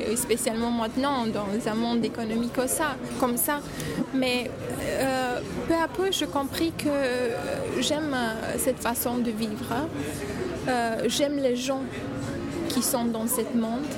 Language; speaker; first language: French; non-native, fluent; Romanian